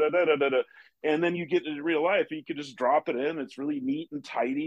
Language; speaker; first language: English; native; English